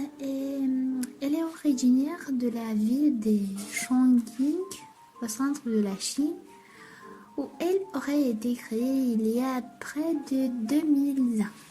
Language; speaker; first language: French; non-native, learner; Romanian